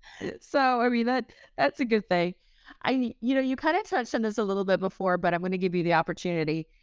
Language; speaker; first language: English; native; English